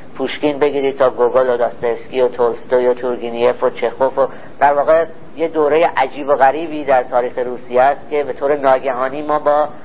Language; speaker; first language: Persian; native; Persian